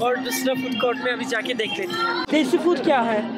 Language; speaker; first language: Hindi; non-native, fluent; Turkish